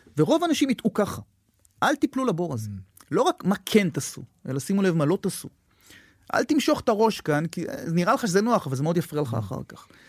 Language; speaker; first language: Hebrew; native; Hebrew